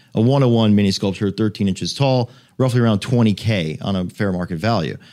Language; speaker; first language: English; native; English